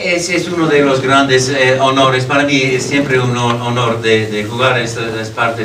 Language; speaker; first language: Spanish; non-native, fluent; English